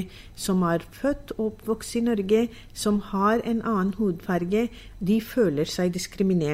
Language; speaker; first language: Norwegian; non-native, fluent; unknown